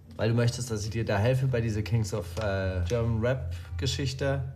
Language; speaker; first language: German; native; German